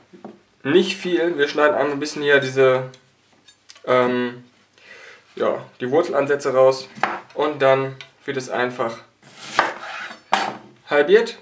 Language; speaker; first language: German; native; German